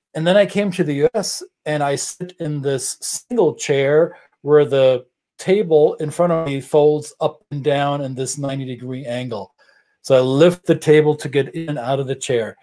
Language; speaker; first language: English; non-native, fluent; German